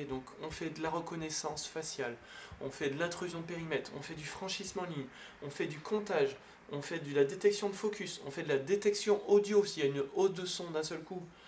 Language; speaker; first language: French; native; French